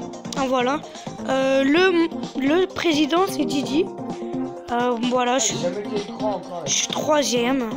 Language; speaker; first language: French; native; French